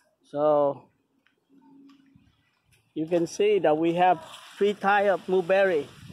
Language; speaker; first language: English; non-native, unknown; Vietnamese